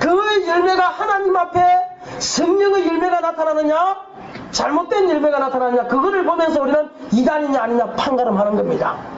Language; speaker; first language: Korean; native; Korean